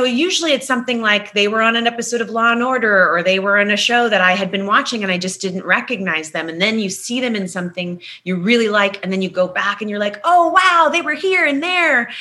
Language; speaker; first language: English; native; English